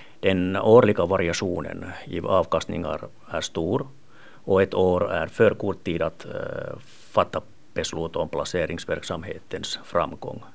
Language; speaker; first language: Swedish; non-native, local second language; Finnish